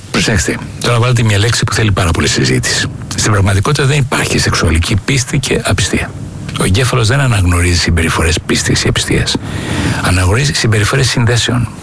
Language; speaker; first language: Greek; native; Greek